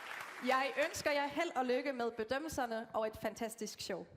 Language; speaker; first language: Danish; native; Danish